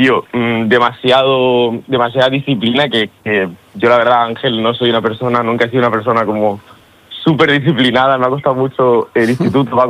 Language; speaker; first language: Spanish; native; Spanish